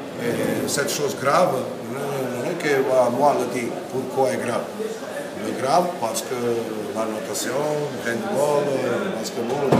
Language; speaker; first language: French; non-native, learner; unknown